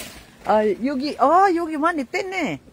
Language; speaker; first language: Korean; non-native, learner; Filipino